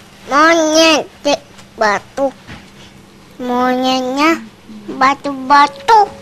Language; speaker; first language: Indonesian; native; Indonesian